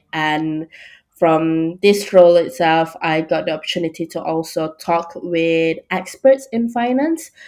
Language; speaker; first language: English; non-native, local second language; Malay